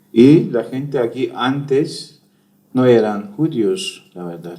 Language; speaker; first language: Spanish; non-native, fluent; Turkish